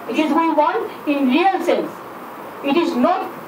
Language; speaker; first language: English; non-native, local second language; Bangla